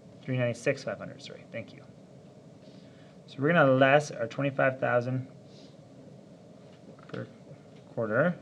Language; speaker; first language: English; native; English